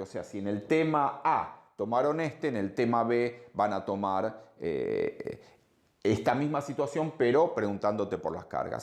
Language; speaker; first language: Spanish; native; Spanish